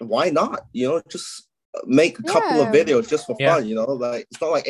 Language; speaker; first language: English; non-native, local second language; Chinese